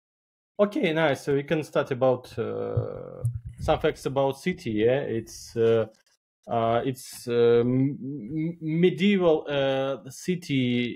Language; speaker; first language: English; non-native, learner; Belarusian